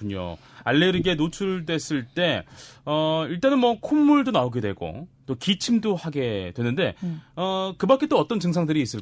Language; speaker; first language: Korean; native; Korean